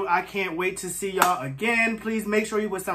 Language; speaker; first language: English; native; English